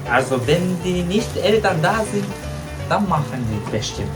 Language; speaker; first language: German; non-native, learner; Japanese